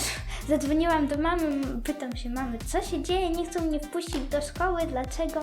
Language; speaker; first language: Polish; early bilingual, other home language; Ukrainian